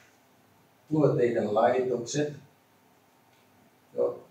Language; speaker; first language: Finnish; non-native, learner; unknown